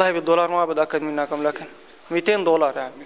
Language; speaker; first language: Arabic; native; Arabic